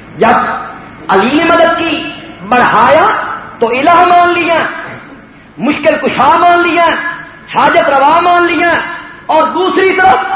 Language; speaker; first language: Urdu; non-native, local second language; Punjabi